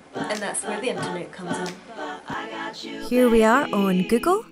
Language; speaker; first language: English; native; English